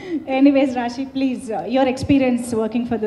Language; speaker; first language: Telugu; native; Telugu